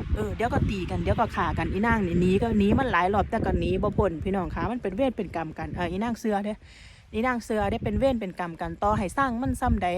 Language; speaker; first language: Thai; native; Thai